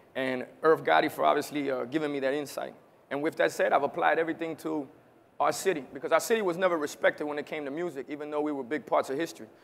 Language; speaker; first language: English; early bilingual, other home language; Spanish